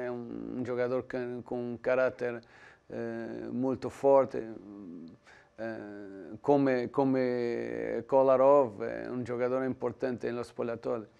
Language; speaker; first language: Italian; non-native, learner; Portuguese